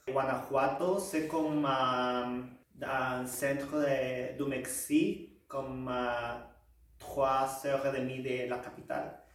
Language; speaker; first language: French; non-native, learner; Spanish